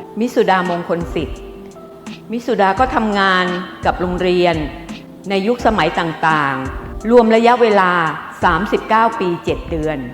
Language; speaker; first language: Thai; native; Thai